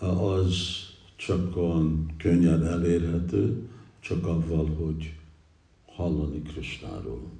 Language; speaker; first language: Hungarian; early bilingual, heritage; English